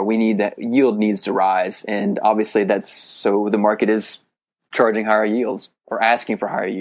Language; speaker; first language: English; native; English